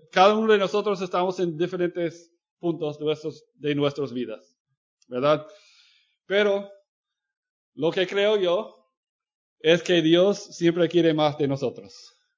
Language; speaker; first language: Spanish; non-native, fluent; English